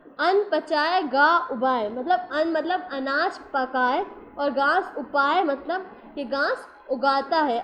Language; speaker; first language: Urdu; native; Urdu